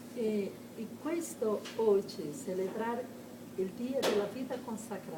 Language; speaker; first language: Italian; non-native, learner; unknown